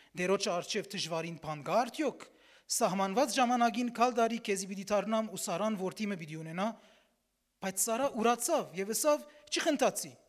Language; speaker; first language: Armenian; early bilingual, heritage; Armenian